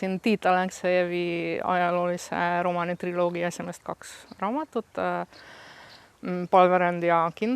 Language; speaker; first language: Estonian; non-native, fluent; Hungarian